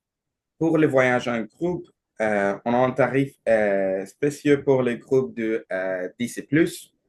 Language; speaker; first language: French; non-native, learner; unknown